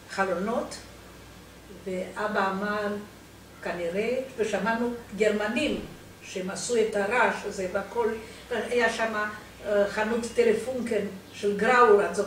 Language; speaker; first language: Hebrew; non-native, fluent; Romanian